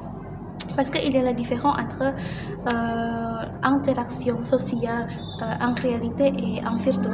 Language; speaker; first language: French; non-native, learner; Indonesian